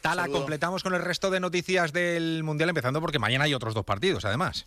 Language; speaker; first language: Spanish; native; Spanish